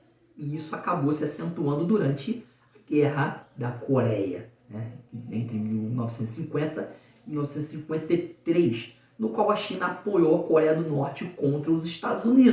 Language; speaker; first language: Portuguese; native; Portuguese